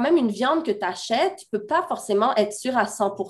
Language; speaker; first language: French; native; French